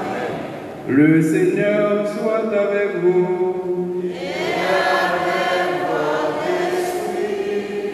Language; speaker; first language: French; non-native, local second language; Haitian Creole